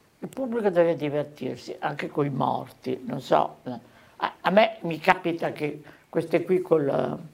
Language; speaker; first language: Italian; native; Italian